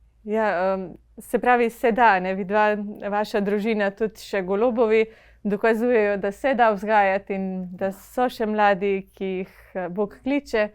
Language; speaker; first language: Slovenian; native; Slovenian